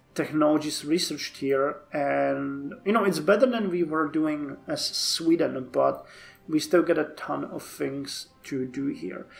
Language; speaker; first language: English; non-native, fluent; Czech